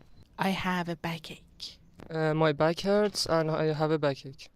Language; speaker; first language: English; non-native, fluent; Persian